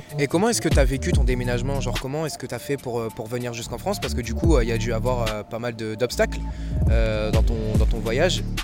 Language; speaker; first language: French; native; French